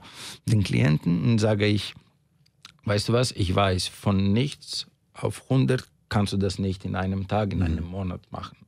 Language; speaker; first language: German; non-native, fluent; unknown